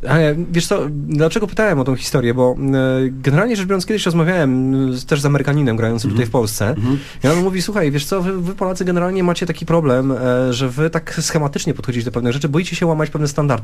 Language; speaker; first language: Polish; native; Polish